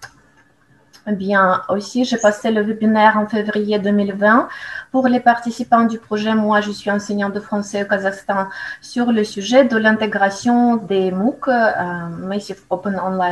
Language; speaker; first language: French; non-native, fluent; Russian